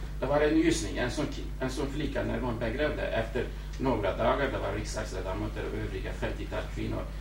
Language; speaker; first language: Swedish; non-native, fluent; Kurdish